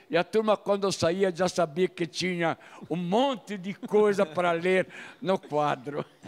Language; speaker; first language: Portuguese; non-native, fluent; Italian